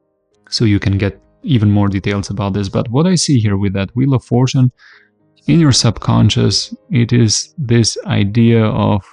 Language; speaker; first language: English; non-native, fluent; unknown